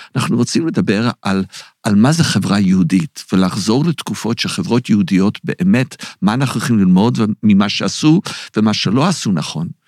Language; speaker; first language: Hebrew; non-native, fluent; English